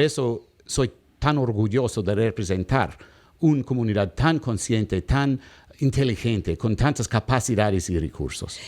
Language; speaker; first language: Spanish; non-native, learner; English